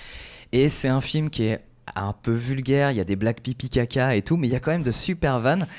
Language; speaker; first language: French; native; French